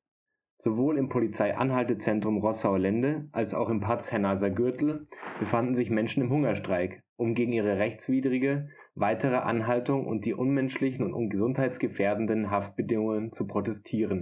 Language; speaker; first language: German; native; German